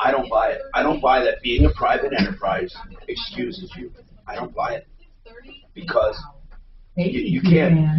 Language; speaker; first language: English; native; English